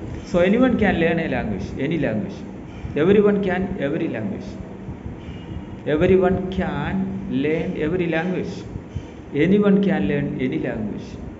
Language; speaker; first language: English; non-native, local second language; Malayalam